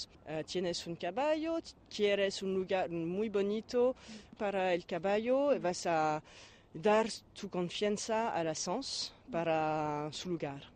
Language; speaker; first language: Spanish; non-native, fluent; French